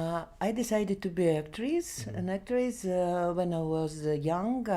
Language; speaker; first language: English; non-native, learner; Belarusian